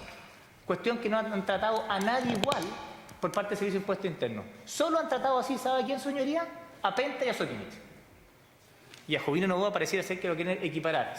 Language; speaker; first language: Spanish; native; Spanish